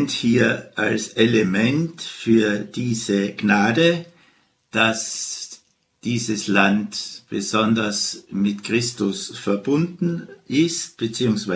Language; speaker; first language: German; native; German